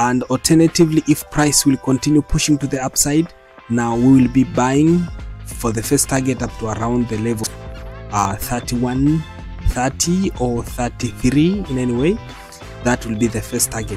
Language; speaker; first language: English; non-native, local second language; Swahili